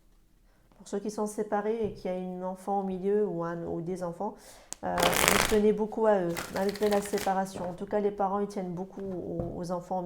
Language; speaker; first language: French; native; French